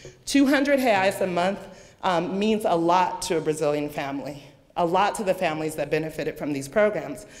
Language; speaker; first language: English; native; English